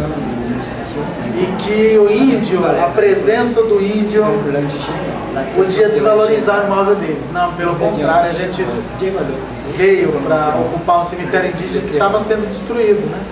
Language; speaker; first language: Portuguese; non-native, local second language; Guarani